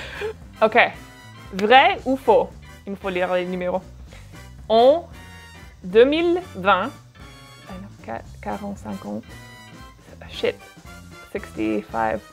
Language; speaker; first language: French; non-native, fluent; English